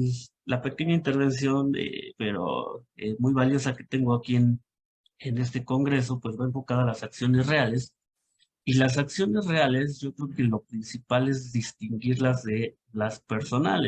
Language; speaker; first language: Spanish; native; Spanish